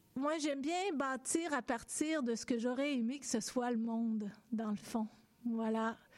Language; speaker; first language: French; native; French